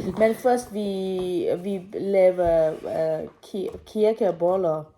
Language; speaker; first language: Danish; non-native, learner; Burmese